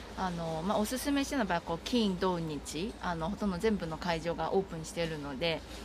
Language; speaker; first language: Japanese; non-native, fluent; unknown